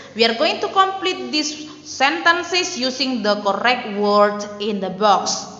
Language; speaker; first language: English; non-native, fluent; Indonesian